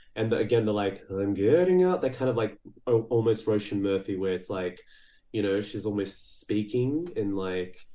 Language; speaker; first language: English; early bilingual, other home language; Portuguese